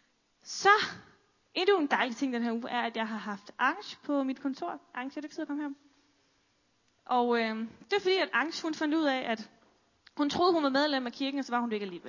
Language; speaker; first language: Danish; native; Danish